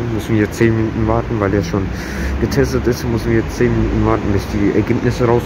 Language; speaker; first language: German; early bilingual, other home language; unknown